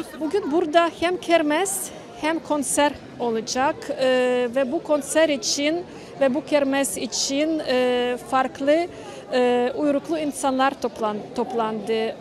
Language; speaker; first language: Turkish; non-native, learner; Ukrainian